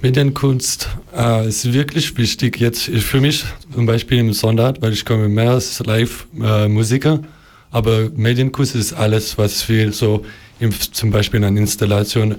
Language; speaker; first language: German; non-native, learner; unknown